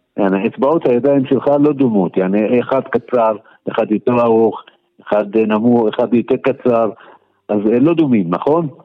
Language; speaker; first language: Hebrew; non-native, local second language; Arabic